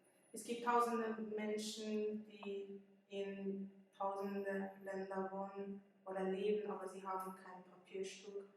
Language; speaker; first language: German; early bilingual, other home language; Persian